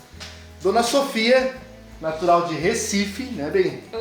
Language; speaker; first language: Portuguese; native; Portuguese